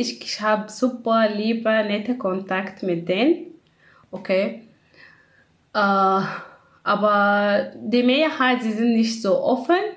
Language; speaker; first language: German; non-native, learner; Kurdish